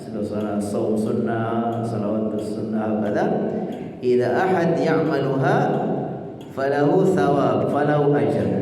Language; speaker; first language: Arabic; non-native, fluent; Indonesian